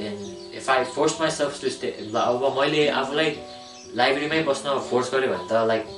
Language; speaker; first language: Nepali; early bilingual, heritage; Nepali